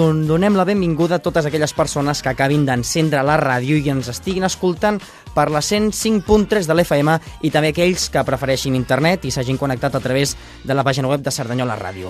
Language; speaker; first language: Catalan; native; Catalan